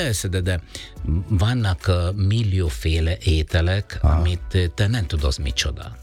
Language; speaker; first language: Hungarian; non-native, fluent; Italian